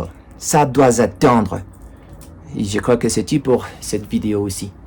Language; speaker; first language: French; non-native, learner; Spanish